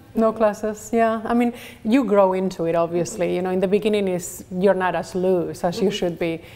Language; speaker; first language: English; non-native, fluent; Spanish